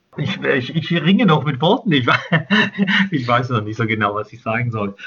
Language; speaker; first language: German; native; German